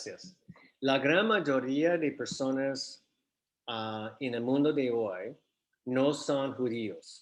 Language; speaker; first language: Spanish; non-native, fluent; English